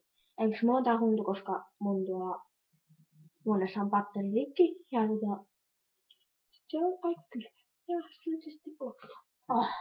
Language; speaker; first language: Finnish; native; Finnish